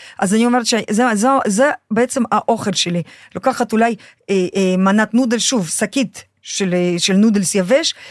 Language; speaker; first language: Hebrew; non-native, fluent; Russian